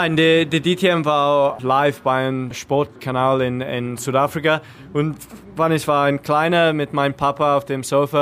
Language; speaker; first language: German; non-native, learner; English